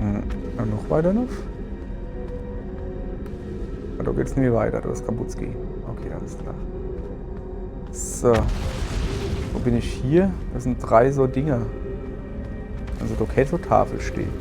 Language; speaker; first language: German; native; German